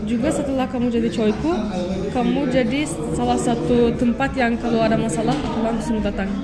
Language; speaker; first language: Indonesian; non-native, fluent; Turkish